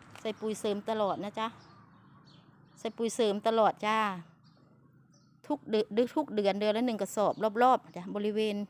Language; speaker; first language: Thai; non-native, local second language; Lao